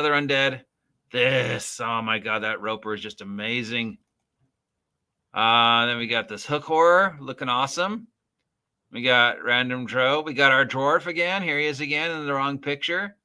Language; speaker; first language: English; native; English